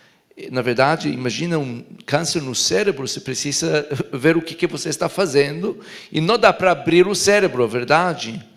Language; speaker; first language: Portuguese; non-native, fluent; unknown